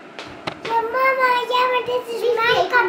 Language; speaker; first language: Dutch; early bilingual, other home language; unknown